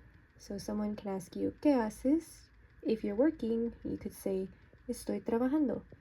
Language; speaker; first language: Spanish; non-native, fluent; English